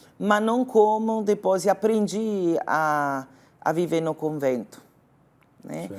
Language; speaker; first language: Portuguese; non-native, fluent; Italian